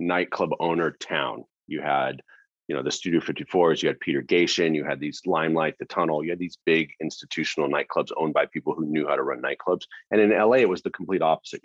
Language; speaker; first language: English; native; English